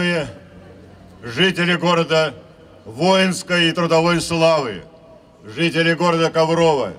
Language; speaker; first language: Russian; native; Russian